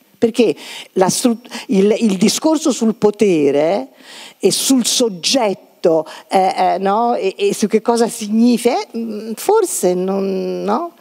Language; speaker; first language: Italian; native; Italian